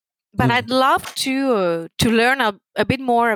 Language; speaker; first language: English; non-native, fluent; Italian